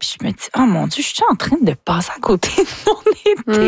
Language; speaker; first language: French; native; French